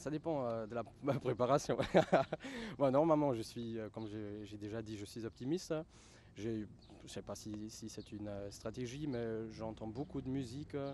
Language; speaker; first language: French; non-native, fluent; German